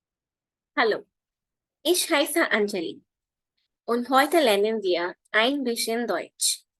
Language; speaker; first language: German; non-native, fluent; Hindi